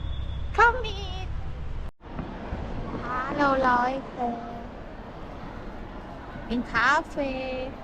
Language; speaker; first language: German; non-native, learner; Thai